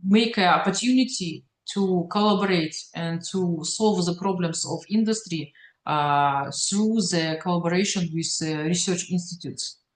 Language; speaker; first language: English; non-native, learner; Russian